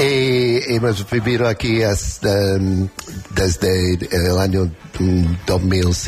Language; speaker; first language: Spanish; non-native, learner; English